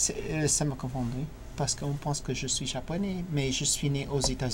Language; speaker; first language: French; non-native, fluent; English